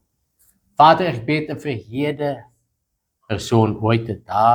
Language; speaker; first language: German; non-native, fluent; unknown